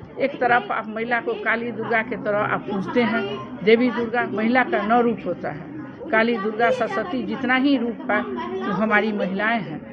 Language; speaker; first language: Hindi; native; Hindi